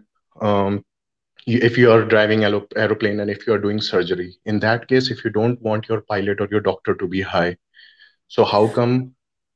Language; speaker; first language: English; non-native, local second language; Hindi